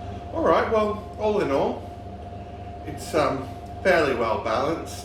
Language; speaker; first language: English; native; English